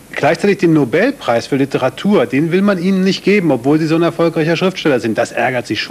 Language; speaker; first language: German; native; German